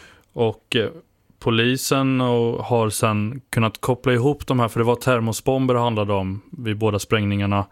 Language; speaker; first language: Swedish; native; Swedish